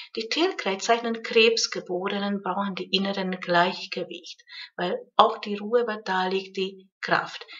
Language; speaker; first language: German; non-native, fluent; Hungarian